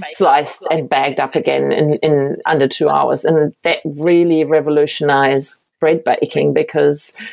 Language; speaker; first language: English; non-native, fluent; German